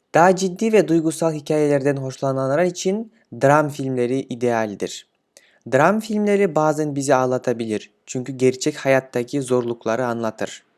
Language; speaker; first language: Turkish; non-native, fluent; Kyrgyz